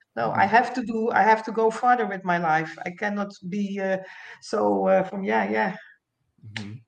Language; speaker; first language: English; non-native, learner; Dutch